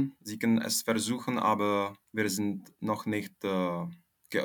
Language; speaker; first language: German; non-native, fluent; Czech